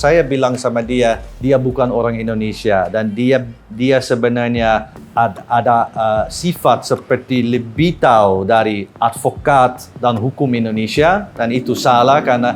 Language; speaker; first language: Indonesian; non-native, learner; Dutch